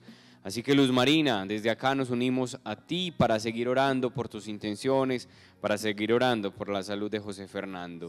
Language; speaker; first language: Spanish; native; Spanish